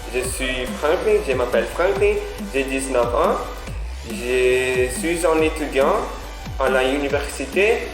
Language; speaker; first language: French; non-native, learner; Portuguese